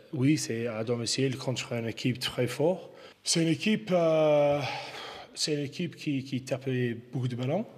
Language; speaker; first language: French; non-native, learner; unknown